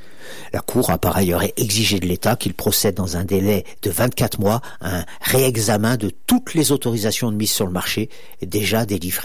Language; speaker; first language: French; native; French